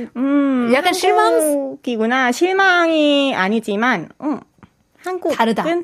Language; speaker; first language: Korean; non-native, fluent; Thai